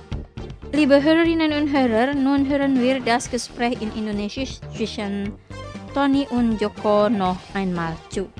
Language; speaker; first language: German; non-native, fluent; Indonesian